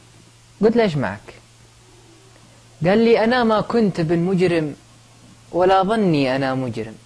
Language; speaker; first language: Arabic; native; Arabic